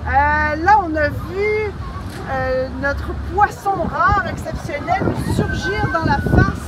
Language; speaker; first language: French; native; French